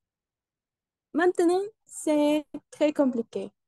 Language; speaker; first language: French; non-native, learner; Spanish